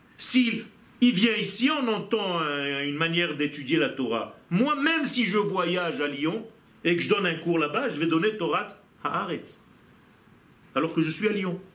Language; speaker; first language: French; non-native, fluent; Hebrew